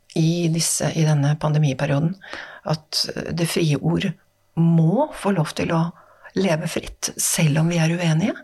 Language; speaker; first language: Norwegian; native; Norwegian